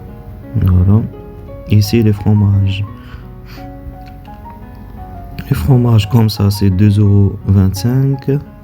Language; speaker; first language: French; non-native, local second language; Arabic